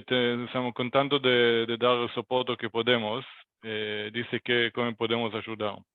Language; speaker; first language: Spanish; non-native, learner; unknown